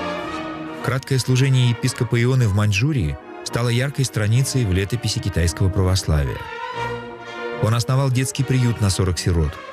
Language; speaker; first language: Russian; native; Russian